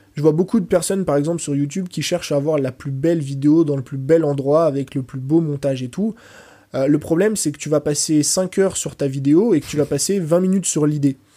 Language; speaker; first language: French; early bilingual, other home language; Portuguese